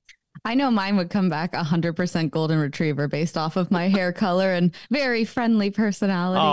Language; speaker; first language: English; native; English